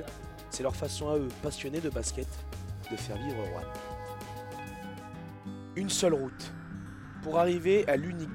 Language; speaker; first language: French; native; French